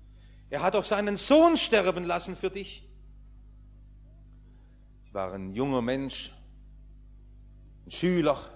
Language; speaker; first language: German; native; German